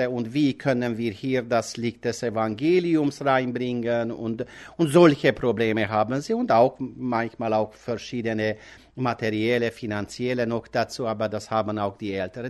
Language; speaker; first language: German; non-native, fluent; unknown